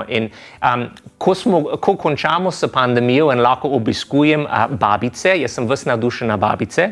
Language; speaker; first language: Slovenian; non-native, fluent; English